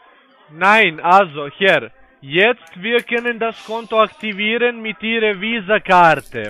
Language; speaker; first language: German; non-native, learner; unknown